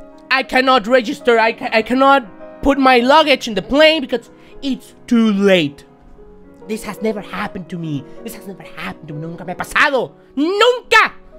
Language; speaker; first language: English; non-native, fluent; Spanish